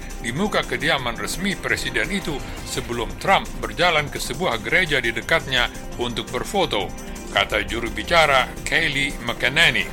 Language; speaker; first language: Indonesian; native; Indonesian